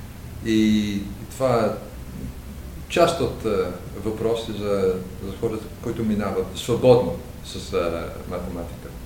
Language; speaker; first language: Bulgarian; non-native, learner; English